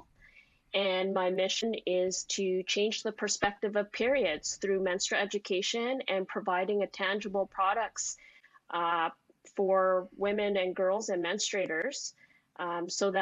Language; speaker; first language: English; native; English